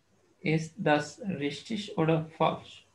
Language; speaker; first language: German; non-native, fluent; Urdu